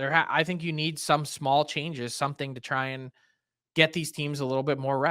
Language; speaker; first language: English; native; English